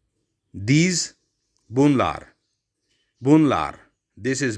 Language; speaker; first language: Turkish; non-native, learner; Urdu